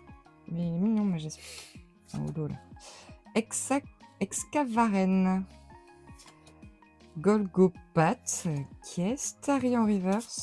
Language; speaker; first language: French; native; French